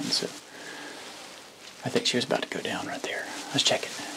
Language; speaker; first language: English; native; English